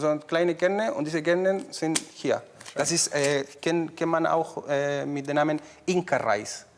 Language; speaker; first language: German; non-native, learner; Spanish